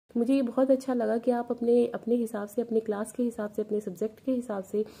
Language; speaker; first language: Hindi; native; Hindi